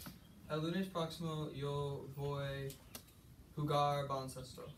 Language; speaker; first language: Spanish; non-native, learner; English